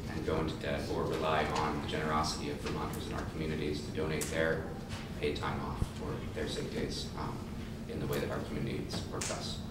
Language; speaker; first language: English; native; English